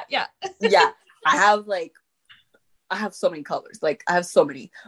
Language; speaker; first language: English; non-native, fluent; French